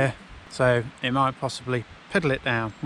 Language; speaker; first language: English; native; English